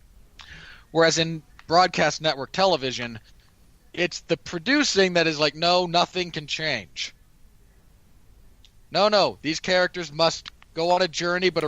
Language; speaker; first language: English; native; English